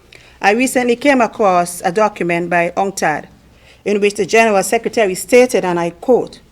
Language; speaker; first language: English; native; English